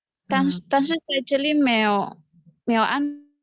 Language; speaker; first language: Chinese; non-native, learner; Indonesian